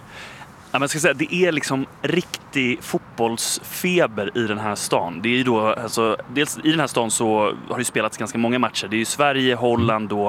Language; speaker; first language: Swedish; native; Swedish